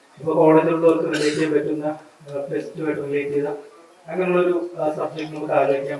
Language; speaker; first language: Malayalam; native; Malayalam